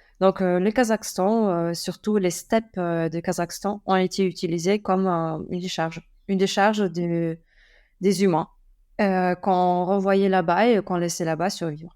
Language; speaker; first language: French; non-native, fluent; Russian